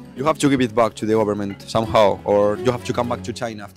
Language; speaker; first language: English; non-native, fluent; Spanish